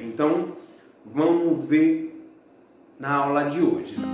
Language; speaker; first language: Portuguese; non-native, fluent; Haitian Creole